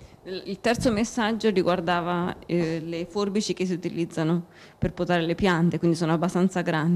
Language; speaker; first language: Italian; native; Italian